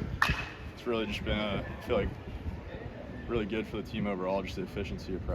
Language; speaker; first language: English; native; English